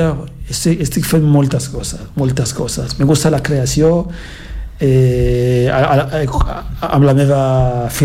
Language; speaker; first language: Catalan; non-native, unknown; Fula